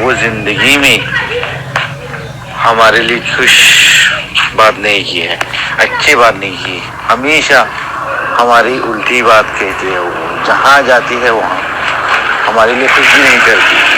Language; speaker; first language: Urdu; non-native, fluent; Rohingya